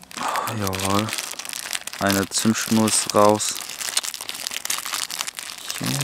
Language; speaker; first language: German; native; German